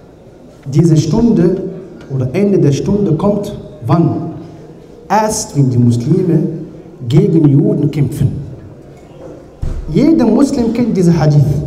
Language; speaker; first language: German; non-native, learner; Arabic